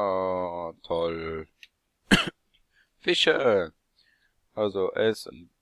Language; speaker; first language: German; native; German